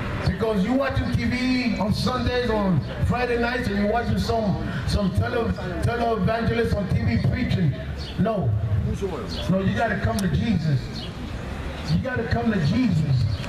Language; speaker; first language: English; early bilingual, other home language; Spanish